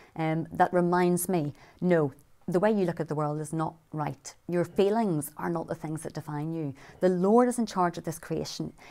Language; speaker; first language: English; native; English